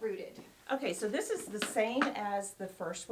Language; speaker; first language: English; native; English